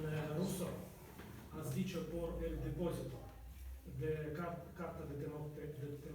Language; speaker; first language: Spanish; non-native, learner; Russian